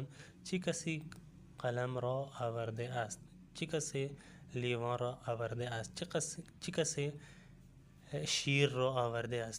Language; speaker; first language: Persian; non-native, fluent; Urdu